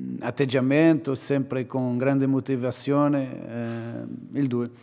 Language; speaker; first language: Italian; non-native, learner; Portuguese